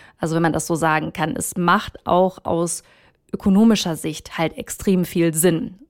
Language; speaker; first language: German; native; German